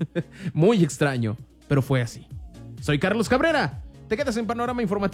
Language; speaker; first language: Spanish; native; Spanish